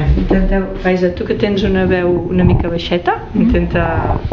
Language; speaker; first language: Catalan; native; Catalan